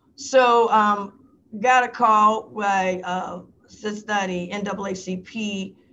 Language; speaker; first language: English; native; English